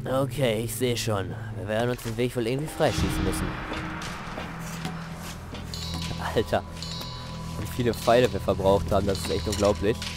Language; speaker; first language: German; native; German